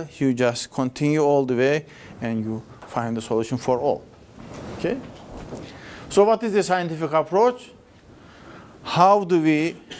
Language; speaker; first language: English; non-native, fluent; Turkish